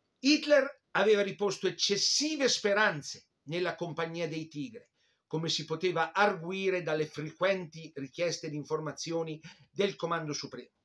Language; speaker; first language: Italian; native; Italian